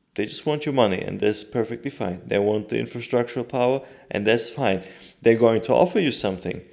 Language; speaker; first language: English; non-native, fluent; Turkish